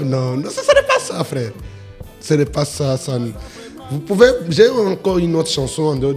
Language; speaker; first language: French; non-native, local second language; Lingala